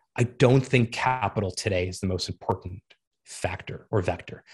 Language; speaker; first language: English; native; English